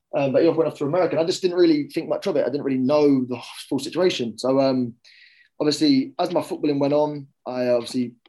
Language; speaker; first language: English; native; English